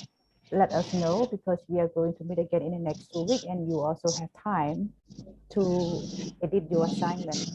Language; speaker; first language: English; non-native, fluent; Khmer